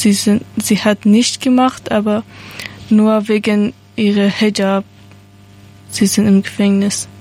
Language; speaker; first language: German; non-native, learner; Persian